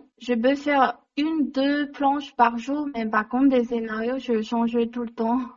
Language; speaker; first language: French; non-native, learner; Chinese